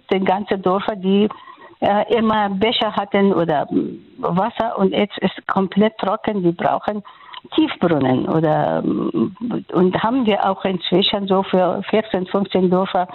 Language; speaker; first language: German; non-native, fluent; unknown